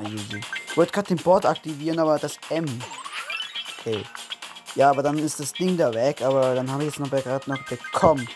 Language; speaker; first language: German; native; German